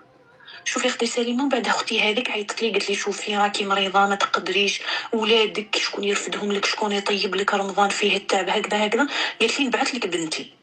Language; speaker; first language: Arabic; native; Arabic